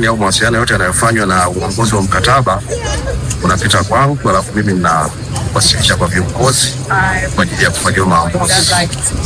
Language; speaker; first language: Swahili; native; Swahili